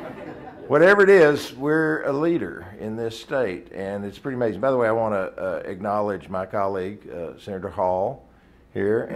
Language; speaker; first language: English; native; English